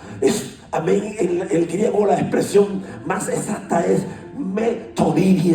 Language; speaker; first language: Spanish; native; Spanish